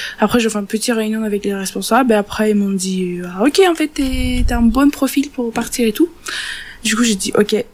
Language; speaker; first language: French; non-native, learner; Turkish